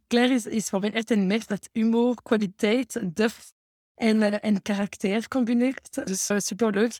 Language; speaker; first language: Dutch; non-native, fluent; French